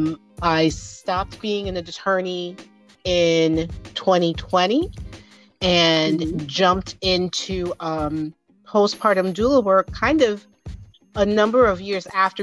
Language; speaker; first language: English; native; English